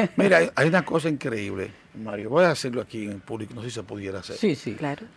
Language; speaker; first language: Spanish; native; Spanish